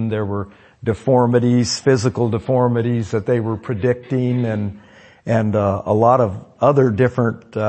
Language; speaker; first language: English; native; English